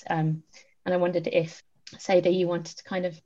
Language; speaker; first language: English; native; English